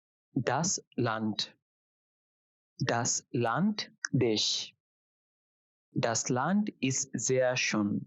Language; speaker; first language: German; non-native, fluent; Bangla